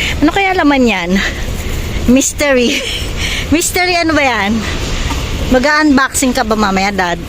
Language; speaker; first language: Filipino; native; Filipino